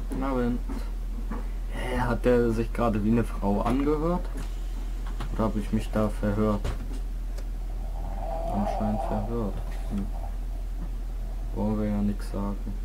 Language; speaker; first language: German; native; German